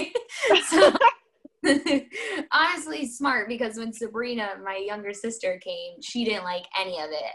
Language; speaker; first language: English; native; English